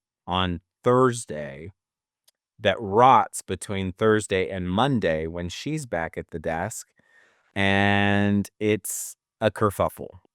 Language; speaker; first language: English; native; English